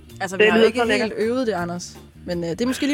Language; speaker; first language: Danish; native; Danish